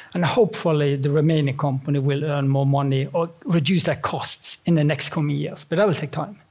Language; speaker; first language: English; non-native, fluent; Norwegian